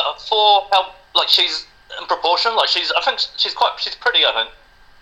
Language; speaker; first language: English; non-native, local second language; Spanish